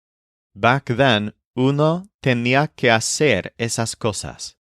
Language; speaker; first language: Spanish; non-native, fluent; English